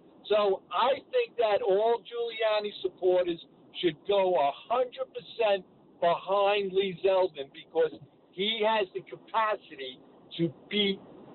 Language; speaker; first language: English; native; English